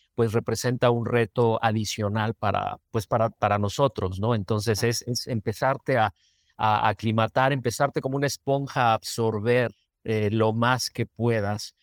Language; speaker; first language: Spanish; native; Spanish